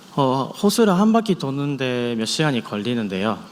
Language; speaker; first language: Korean; non-native, fluent; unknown